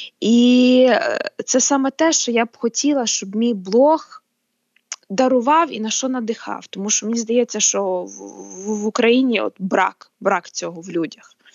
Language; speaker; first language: Ukrainian; native; Ukrainian